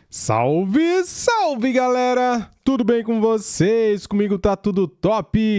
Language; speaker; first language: Portuguese; native; Portuguese